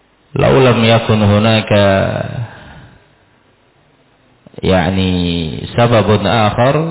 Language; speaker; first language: Arabic; non-native, fluent; Indonesian